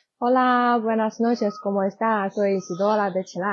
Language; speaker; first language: Spanish; non-native, learner; Chinese